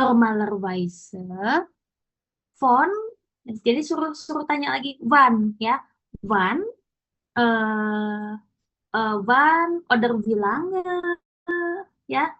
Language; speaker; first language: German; non-native, learner; Indonesian